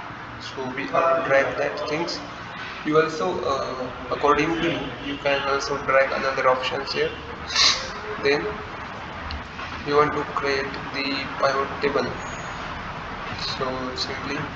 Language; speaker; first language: English; non-native, learner; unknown